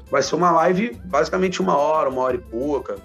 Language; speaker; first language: Portuguese; native; Portuguese